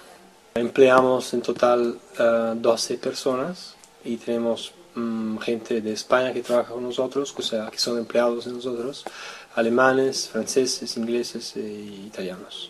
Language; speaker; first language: Spanish; non-native, fluent; French